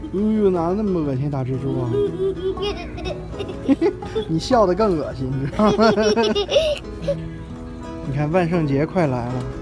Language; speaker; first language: Chinese; native; Chinese